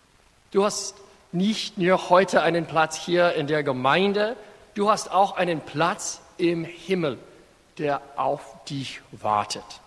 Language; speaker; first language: German; non-native, fluent; English